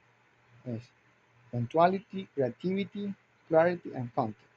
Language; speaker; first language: English; non-native, learner; Spanish